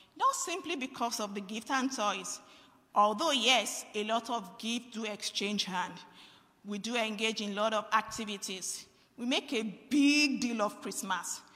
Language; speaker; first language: English; non-native, local second language; Yoruba